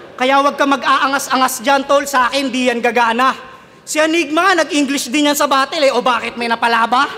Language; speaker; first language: Filipino; native; Filipino